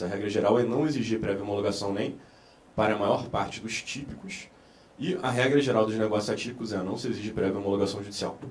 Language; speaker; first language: Portuguese; native; Portuguese